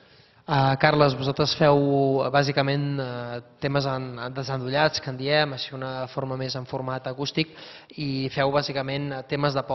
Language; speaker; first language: Catalan; native; Catalan